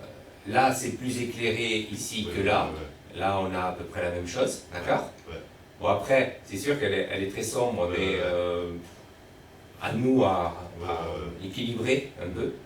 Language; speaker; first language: French; native; French